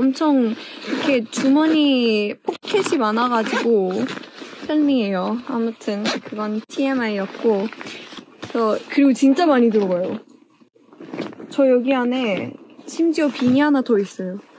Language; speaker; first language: Korean; early bilingual, heritage; English